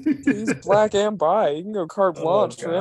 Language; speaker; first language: English; native; English